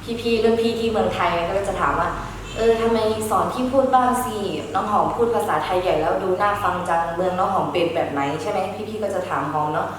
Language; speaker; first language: Thai; early bilingual, other home language; Shan